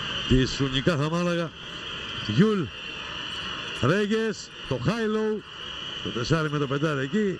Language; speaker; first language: Greek; native; Greek